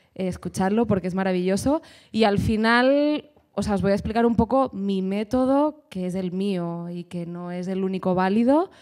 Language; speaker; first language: Spanish; native; Spanish